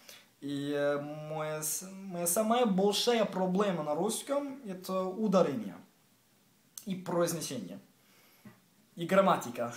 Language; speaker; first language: Russian; non-native, learner; English